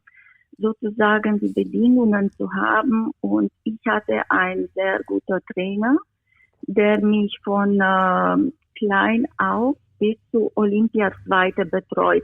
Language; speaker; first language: German; non-native, fluent; Romanian